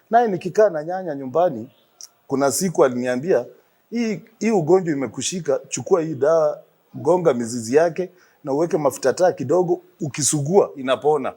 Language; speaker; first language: Swahili; non-native, local second language; Luyia